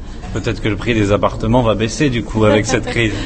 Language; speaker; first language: French; native; French